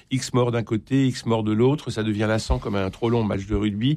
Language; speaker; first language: French; native; French